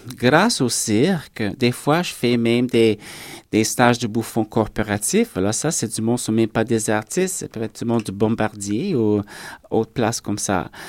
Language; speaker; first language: French; native; French